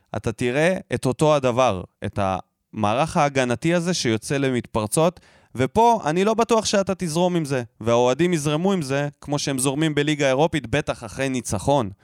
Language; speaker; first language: Hebrew; native; Hebrew